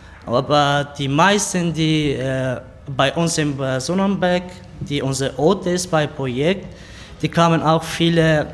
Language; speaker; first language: German; non-native, learner; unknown